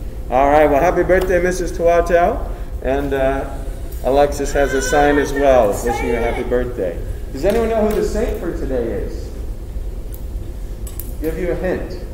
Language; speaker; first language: English; native; English